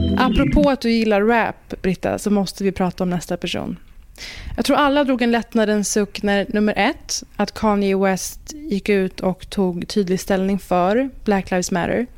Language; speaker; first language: Swedish; early bilingual, other home language; Persian